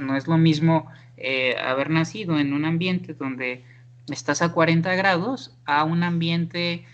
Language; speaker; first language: Spanish; native; Spanish